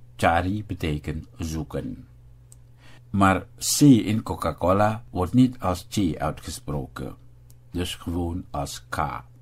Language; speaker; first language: Dutch; non-native, fluent; Indonesian